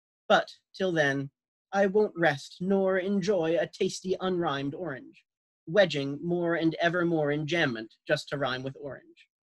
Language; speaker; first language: English; native; English